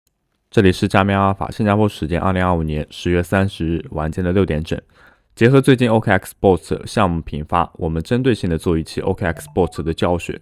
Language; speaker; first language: Chinese; native; Chinese